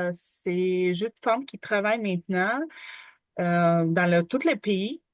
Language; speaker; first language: French; non-native, learner; Ukrainian